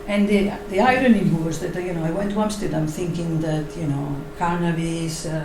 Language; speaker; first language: English; non-native, fluent; Catalan